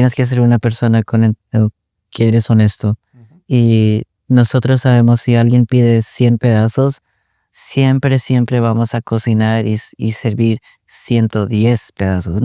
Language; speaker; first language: Spanish; early bilingual, other home language; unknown